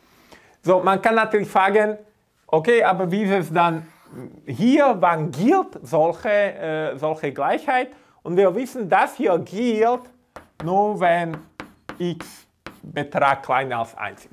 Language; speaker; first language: German; non-native, fluent; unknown